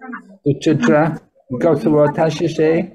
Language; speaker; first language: Chinese; non-native, learner; English